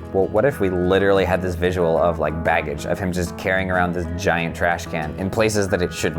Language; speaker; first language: English; native; English